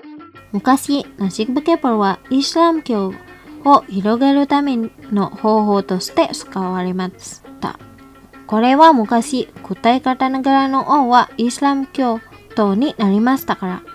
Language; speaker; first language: Japanese; non-native, fluent; Indonesian